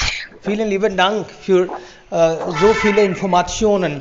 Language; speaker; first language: German; non-native, fluent; Hindi